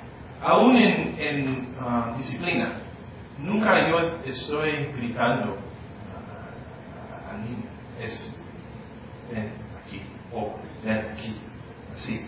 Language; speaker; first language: Spanish; non-native, fluent; English